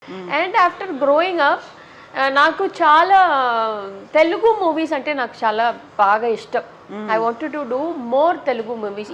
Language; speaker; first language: Telugu; non-native, learner; Tamil